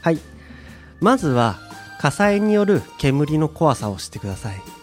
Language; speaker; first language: Japanese; native; Japanese